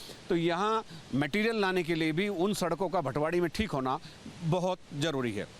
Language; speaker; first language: Hindi; native; Hindi